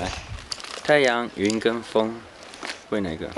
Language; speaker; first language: Chinese; native; Chinese